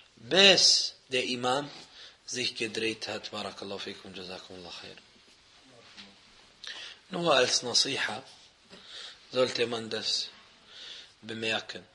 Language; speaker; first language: German; non-native, fluent; Arabic